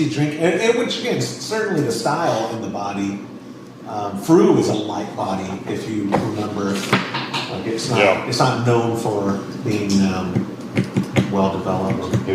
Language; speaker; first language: English; native; English